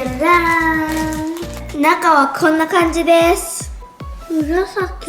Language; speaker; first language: Japanese; early bilingual, heritage; Japanese